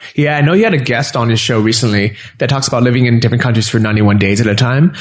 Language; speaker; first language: English; native; English